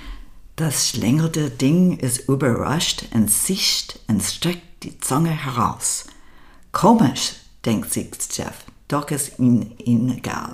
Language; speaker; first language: German; non-native, learner; English